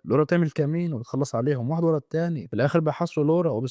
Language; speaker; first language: Arabic; native; Arabic